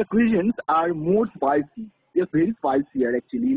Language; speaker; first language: English; non-native, local second language; Bangla